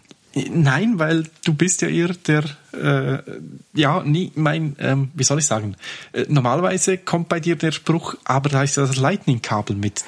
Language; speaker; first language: German; native; German